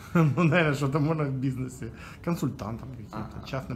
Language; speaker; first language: Russian; native; Russian